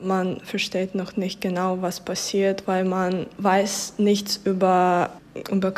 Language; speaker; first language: German; non-native, fluent; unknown